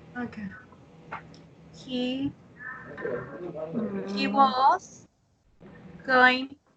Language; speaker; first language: English; non-native, learner; Spanish